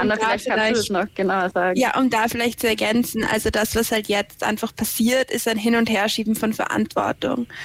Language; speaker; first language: German; native; German